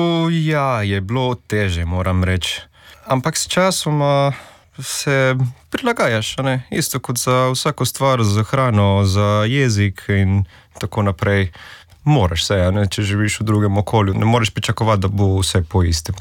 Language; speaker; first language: Slovenian; non-native, fluent; Spanish